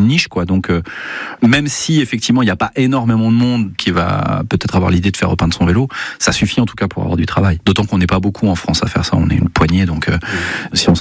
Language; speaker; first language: French; native; French